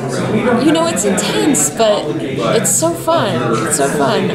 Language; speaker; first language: English; native; English